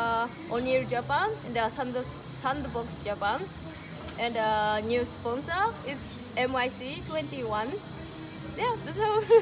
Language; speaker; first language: English; non-native, learner; Japanese